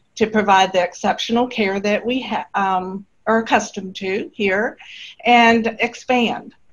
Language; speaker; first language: English; native; English